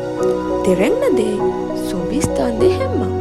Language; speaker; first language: Swedish; non-native, learner; Sinhala